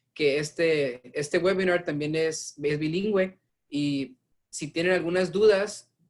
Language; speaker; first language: Spanish; early bilingual, heritage; Spanish